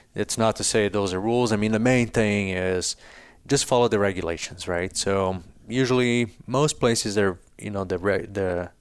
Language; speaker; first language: English; early bilingual, other home language; Portuguese